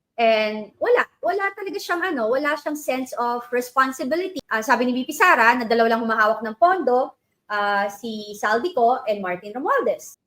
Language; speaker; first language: Filipino; native; Filipino